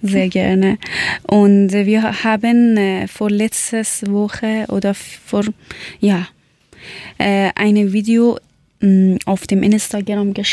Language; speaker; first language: German; non-native, learner; Persian